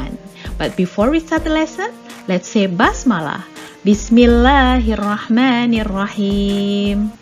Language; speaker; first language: English; non-native, fluent; Indonesian